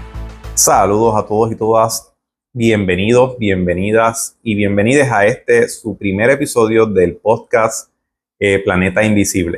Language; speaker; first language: Spanish; native; Spanish